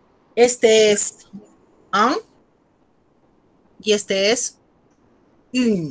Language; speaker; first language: Spanish; native; Spanish